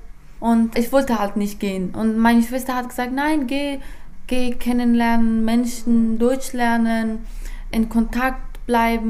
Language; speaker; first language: German; non-native, fluent; Persian